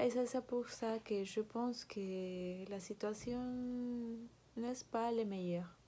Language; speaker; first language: French; non-native, learner; Spanish